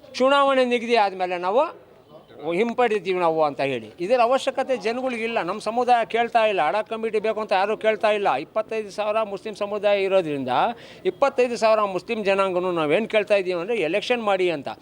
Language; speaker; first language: Kannada; non-native, local second language; Urdu